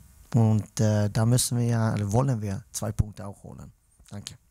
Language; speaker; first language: German; non-native, fluent; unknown